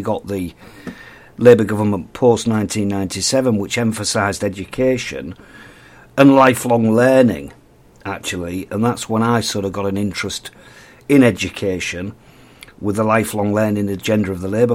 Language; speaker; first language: English; native; English